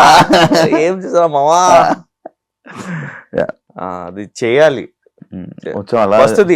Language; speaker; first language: Telugu; non-native, learner; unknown